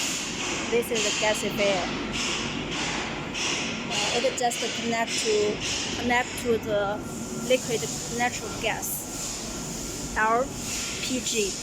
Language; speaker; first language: English; non-native, learner; Chinese